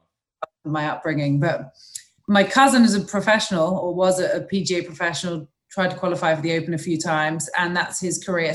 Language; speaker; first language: English; native; English